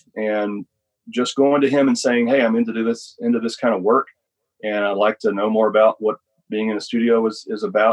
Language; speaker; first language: English; native; English